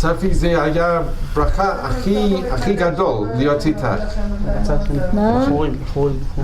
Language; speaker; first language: Hebrew; non-native, learner; English